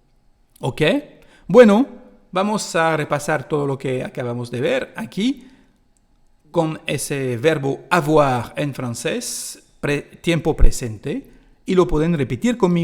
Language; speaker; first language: Spanish; non-native, fluent; French